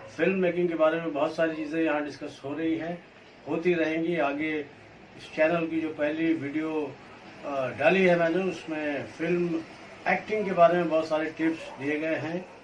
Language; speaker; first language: Hindi; native; Hindi